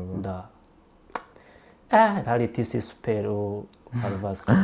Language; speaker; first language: Bosnian; non-native, learner; Rundi